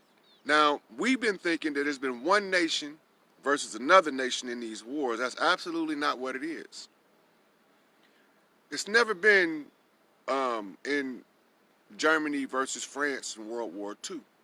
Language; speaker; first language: English; native; English